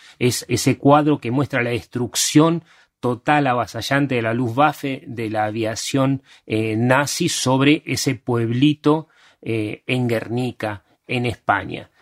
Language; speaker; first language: Spanish; early bilingual, other home language; Hungarian